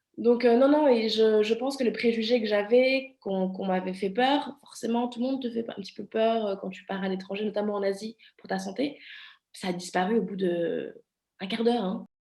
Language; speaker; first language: French; early bilingual, other home language; Vietnamese